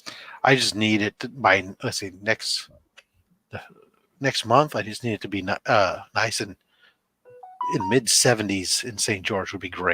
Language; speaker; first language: English; native; English